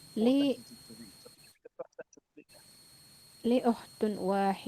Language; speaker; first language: Arabic; non-native, learner; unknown